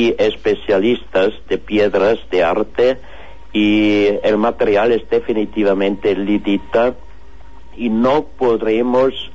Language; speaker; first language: Spanish; non-native, learner; German